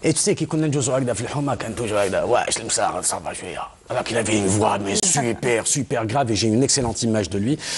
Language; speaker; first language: French; non-native, local second language; Arabic